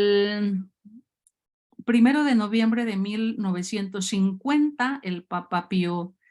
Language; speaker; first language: Spanish; native; Spanish